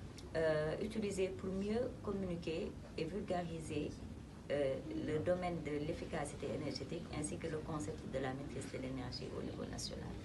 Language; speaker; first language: French; non-native, local second language; Wolof